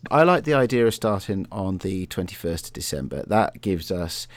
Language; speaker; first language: English; native; English